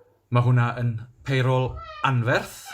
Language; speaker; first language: Welsh; native; Welsh